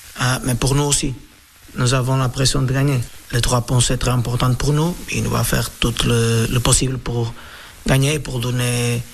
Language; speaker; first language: French; non-native, fluent; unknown